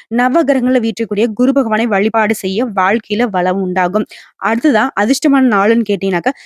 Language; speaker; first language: Tamil; native; Tamil